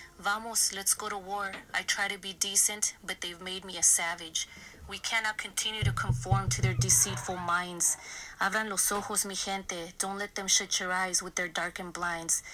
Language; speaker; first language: English; early bilingual, other home language; Spanish